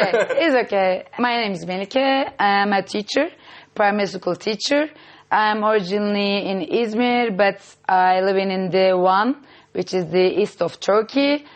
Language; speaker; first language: English; non-native, fluent; Turkish